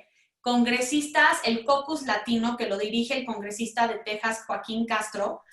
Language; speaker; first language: Spanish; native; Spanish